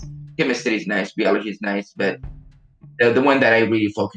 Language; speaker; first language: English; non-native, fluent; Arabic